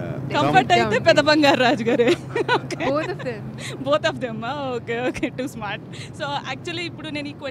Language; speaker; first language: Telugu; native; Telugu